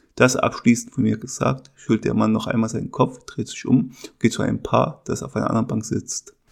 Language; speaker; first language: German; native; German